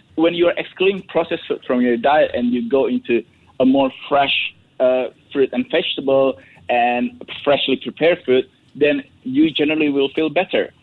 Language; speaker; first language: English; non-native, fluent; Indonesian